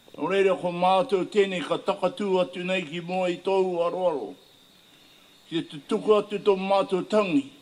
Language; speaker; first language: Māori; native; Māori